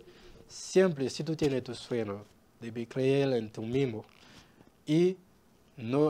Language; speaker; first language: Spanish; non-native, learner; Haitian Creole